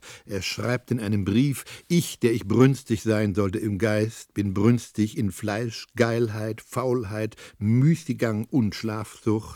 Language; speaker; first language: German; native; German